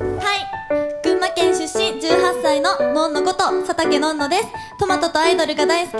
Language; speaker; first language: Japanese; native; Japanese